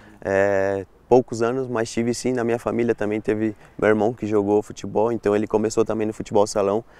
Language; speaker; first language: Portuguese; native; Portuguese